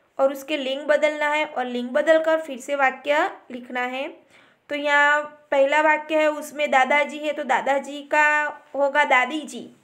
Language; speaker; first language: Hindi; non-native, local second language; Gujarati